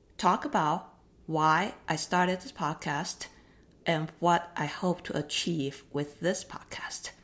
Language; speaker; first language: English; non-native, fluent; Chinese